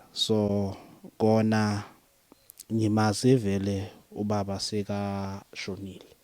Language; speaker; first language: Zulu; non-native, local second language; Southern Sotho